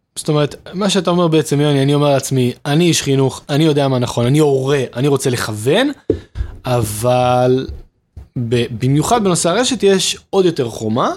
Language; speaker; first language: Hebrew; native; Hebrew